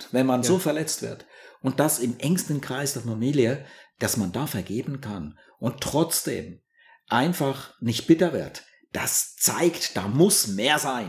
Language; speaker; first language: German; native; German